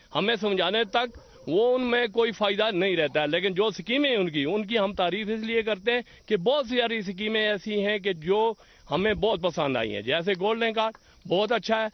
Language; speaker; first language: Urdu; non-native, local second language; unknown